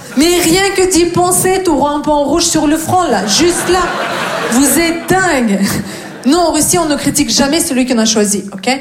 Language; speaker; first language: French; non-native, fluent; Russian